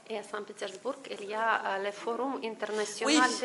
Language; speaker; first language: French; non-native, learner; Russian